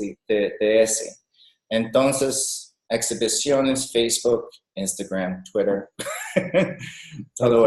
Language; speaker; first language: Spanish; non-native, learner; English